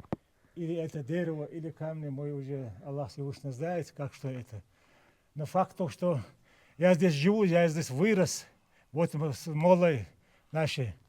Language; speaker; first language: Russian; native; Russian